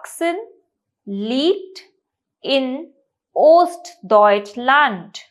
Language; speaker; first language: German; non-native, fluent; Hindi